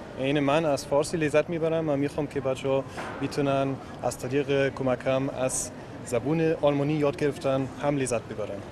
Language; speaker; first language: Persian; non-native, learner; German